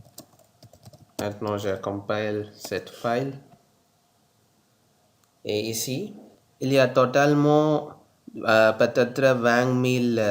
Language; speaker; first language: French; non-native, learner; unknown